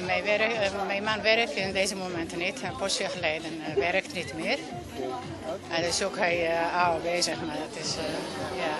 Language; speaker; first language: Dutch; non-native, learner; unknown